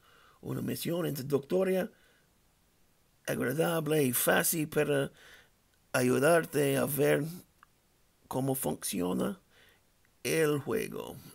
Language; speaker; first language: Spanish; non-native, learner; English